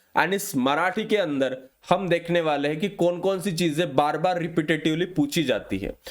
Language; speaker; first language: Hindi; non-native, local second language; Marathi